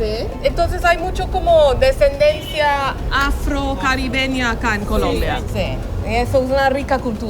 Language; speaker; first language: Spanish; non-native, fluent; English